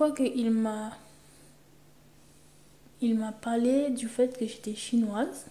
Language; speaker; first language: French; native; French